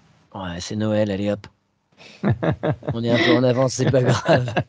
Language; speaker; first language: French; native; French